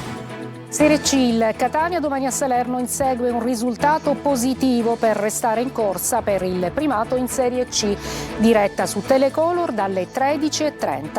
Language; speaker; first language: Italian; native; Italian